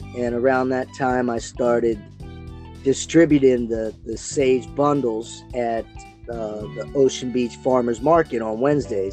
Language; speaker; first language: English; native; English